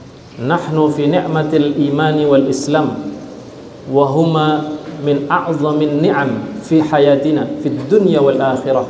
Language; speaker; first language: Arabic; non-native, fluent; Indonesian